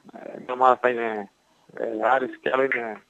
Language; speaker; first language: Greek; non-native, learner; Spanish